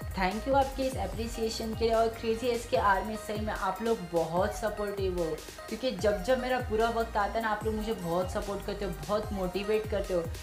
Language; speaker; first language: Hindi; native; Hindi